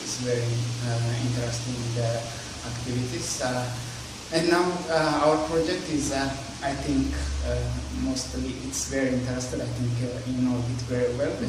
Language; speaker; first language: English; non-native, learner; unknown